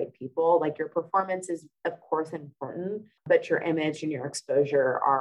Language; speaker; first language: English; native; English